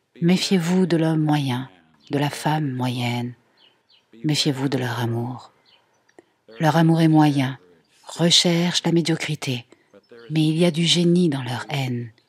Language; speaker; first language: French; native; French